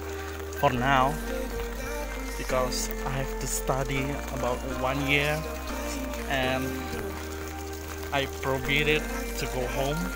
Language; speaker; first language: English; non-native, learner; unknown